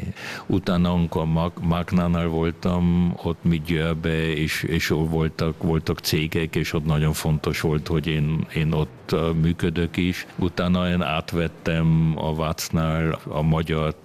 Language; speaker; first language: Hungarian; early bilingual, heritage; Hungarian